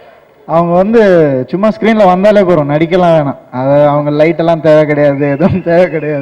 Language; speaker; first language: Tamil; native; Tamil